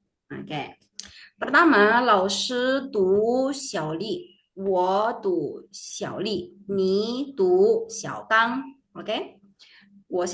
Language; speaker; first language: Chinese; non-native, fluent; Indonesian